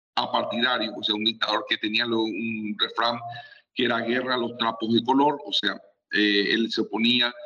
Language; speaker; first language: Spanish; native; Spanish